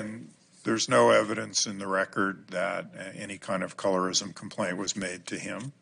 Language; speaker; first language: English; native; English